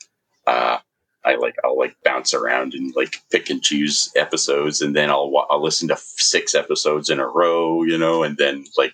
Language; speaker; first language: English; native; English